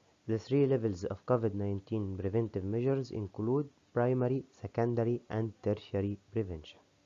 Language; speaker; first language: English; non-native, fluent; Arabic